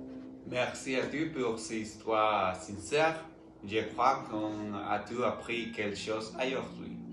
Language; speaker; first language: French; non-native, learner; Spanish